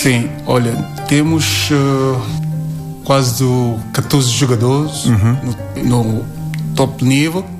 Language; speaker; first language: Portuguese; non-native, learner; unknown